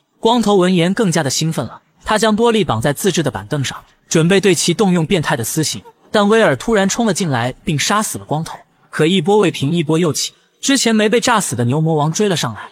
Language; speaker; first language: Chinese; native; Chinese